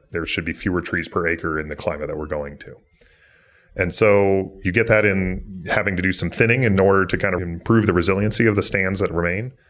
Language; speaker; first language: English; native; English